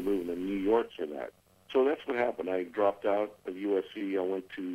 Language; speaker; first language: English; native; English